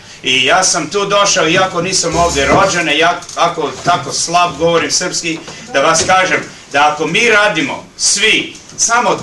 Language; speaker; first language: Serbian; early bilingual, heritage; Serbian